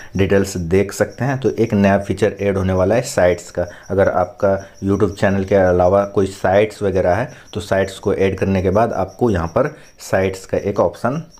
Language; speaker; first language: Hindi; native; Hindi